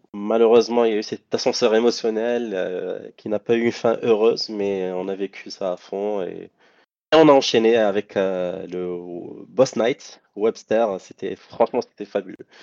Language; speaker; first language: French; non-native, local second language; Arabic